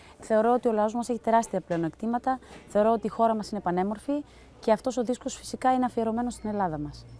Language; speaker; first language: Greek; early bilingual, heritage; Greek